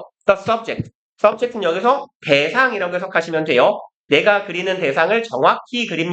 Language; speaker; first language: Korean; native; Korean